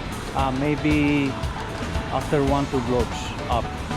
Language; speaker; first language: English; non-native, learner; Greek